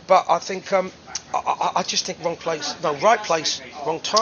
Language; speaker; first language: English; native; English